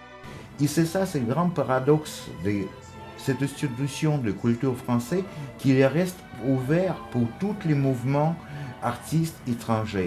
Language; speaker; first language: French; non-native, fluent; Russian